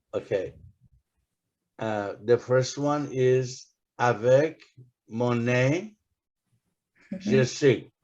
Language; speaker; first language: French; non-native, learner; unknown